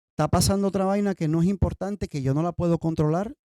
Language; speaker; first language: Spanish; early bilingual, other home language; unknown